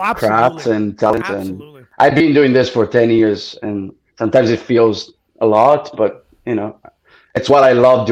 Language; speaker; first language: English; non-native, fluent; Italian